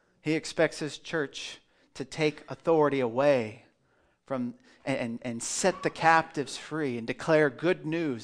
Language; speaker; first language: English; native; English